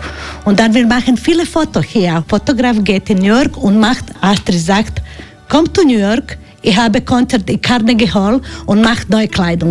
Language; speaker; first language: German; non-native, learner; Croatian